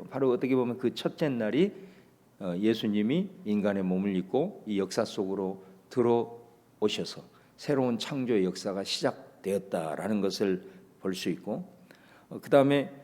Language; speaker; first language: Korean; native; Korean